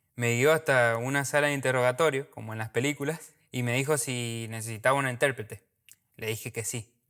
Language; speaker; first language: Spanish; native; Spanish